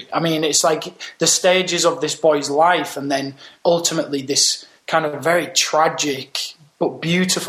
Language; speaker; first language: English; native; English